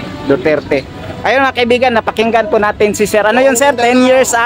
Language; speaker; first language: Filipino; non-native, local second language; Cebuano